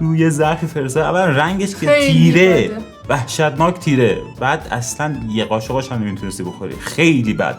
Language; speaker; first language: Persian; native; Persian